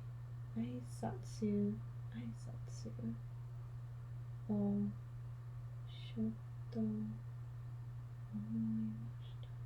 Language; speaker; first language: Japanese; non-native, learner; English